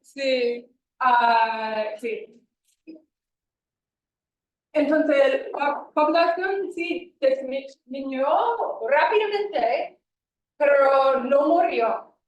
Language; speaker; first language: Spanish; non-native, fluent; English